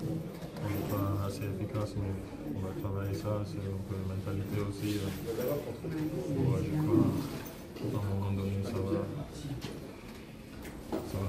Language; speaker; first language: French; non-native, fluent; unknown